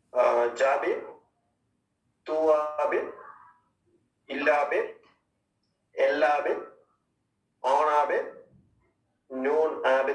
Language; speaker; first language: French; non-native, learner; Hindi